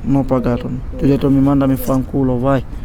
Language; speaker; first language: Italian; non-native, learner; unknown